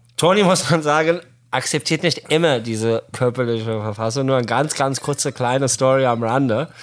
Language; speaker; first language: German; non-native, fluent; Arabic